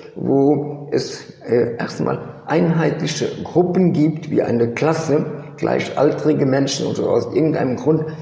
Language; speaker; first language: German; early bilingual, other home language; French